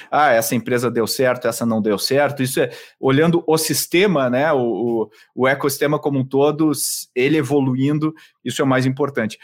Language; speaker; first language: Portuguese; native; Portuguese